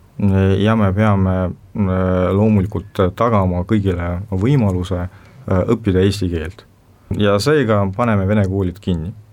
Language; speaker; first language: Estonian; non-native, local second language; Russian